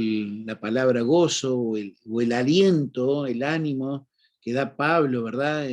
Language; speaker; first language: Spanish; native; Spanish